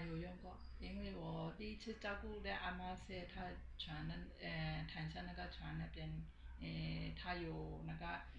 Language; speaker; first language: Chinese; non-native, learner; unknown